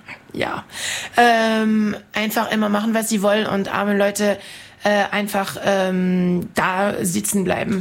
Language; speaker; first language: German; non-native, fluent; French